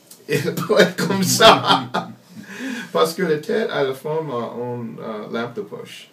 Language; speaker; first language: French; non-native, learner; English